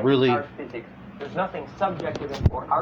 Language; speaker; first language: English; native; English